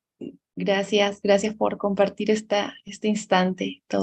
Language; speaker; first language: Spanish; native; Spanish